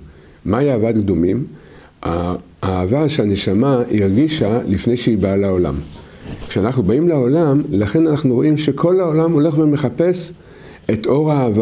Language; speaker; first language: Hebrew; native; Hebrew